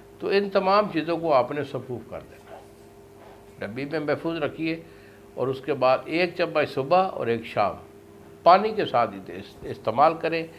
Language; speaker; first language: Urdu; non-native, local second language; Punjabi